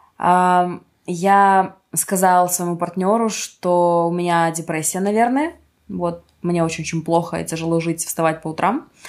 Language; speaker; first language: Russian; non-native, local second language; Ukrainian